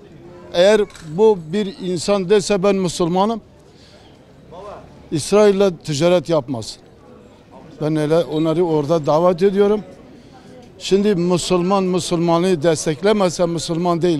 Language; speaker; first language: Turkish; non-native, local second language; Kurdish